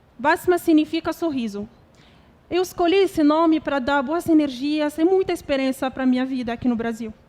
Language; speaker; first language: Portuguese; non-native, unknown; Arabic